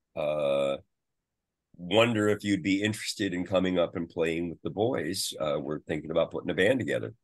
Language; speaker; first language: English; native; English